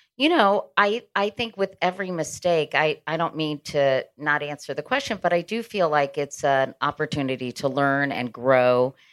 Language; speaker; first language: English; native; English